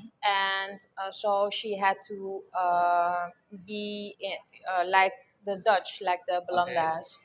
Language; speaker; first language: English; non-native, fluent; Dutch